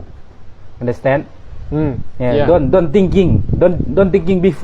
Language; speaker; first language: English; non-native, learner; Thai